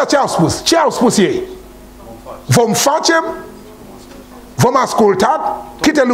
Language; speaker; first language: Romanian; non-native, learner; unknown